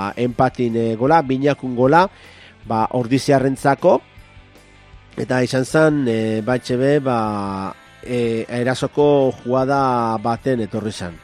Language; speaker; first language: Basque; native; Basque